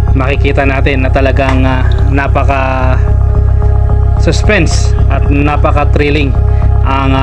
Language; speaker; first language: Filipino; native; Filipino